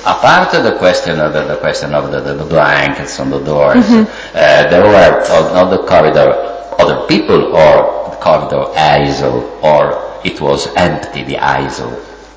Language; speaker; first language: English; non-native, fluent; Italian